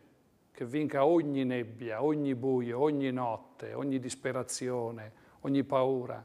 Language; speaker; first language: Italian; native; Italian